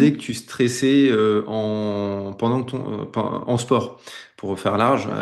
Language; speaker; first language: French; native; French